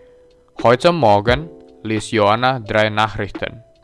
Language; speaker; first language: German; non-native, learner; Indonesian